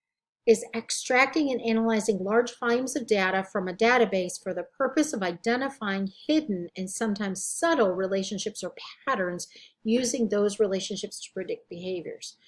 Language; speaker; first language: English; native; English